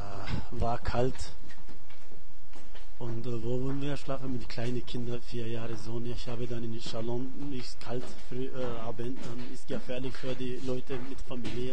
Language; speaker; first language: German; non-native, learner; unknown